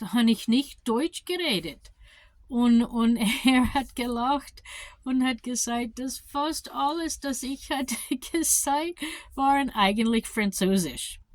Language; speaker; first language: German; non-native, learner; English